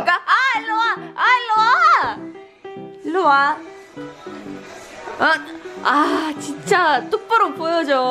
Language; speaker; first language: Korean; non-native, learner; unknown